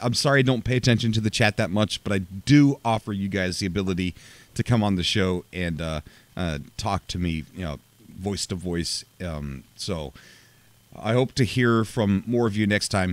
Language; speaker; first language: English; native; English